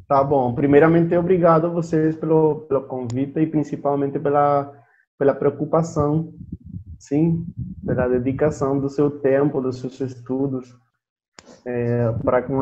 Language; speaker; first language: Portuguese; non-native, fluent; Spanish